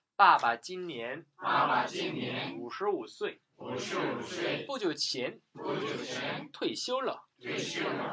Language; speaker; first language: Chinese; non-native, fluent; Korean